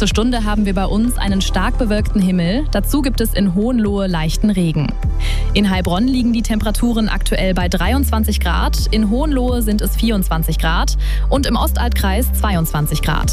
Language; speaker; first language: German; native; German